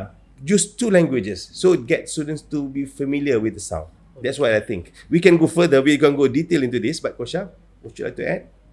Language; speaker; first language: English; non-native, fluent; Malay